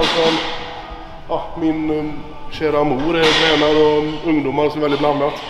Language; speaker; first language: Swedish; native; Swedish